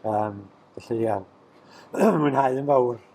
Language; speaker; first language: Welsh; native; Welsh